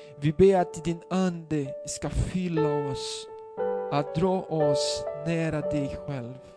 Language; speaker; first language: Swedish; non-native, fluent; Portuguese